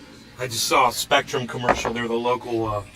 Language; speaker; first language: English; native; English